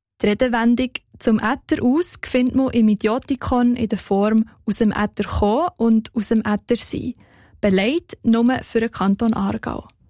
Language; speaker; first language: German; native; German